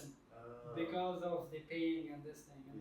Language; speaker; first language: English; non-native, fluent; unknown